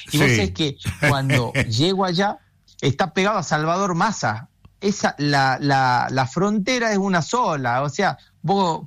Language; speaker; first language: Spanish; native; Spanish